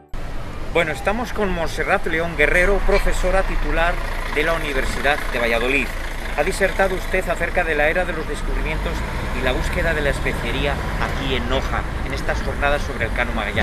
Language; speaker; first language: Spanish; native; Spanish